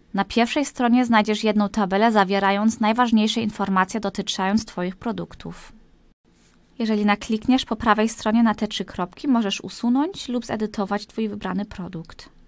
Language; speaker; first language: Polish; early bilingual, heritage; Polish